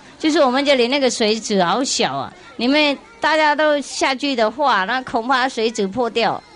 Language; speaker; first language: Chinese; non-native, fluent; Vietnamese